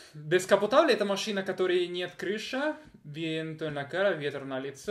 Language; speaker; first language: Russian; non-native, fluent; Spanish